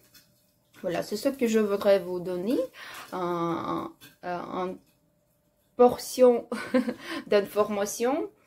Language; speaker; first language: French; non-native, learner; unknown